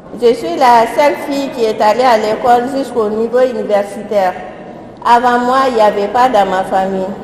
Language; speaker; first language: French; non-native, local second language; Soninke